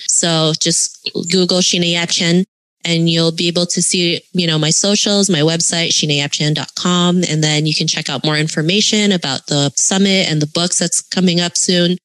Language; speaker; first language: English; early bilingual, other home language; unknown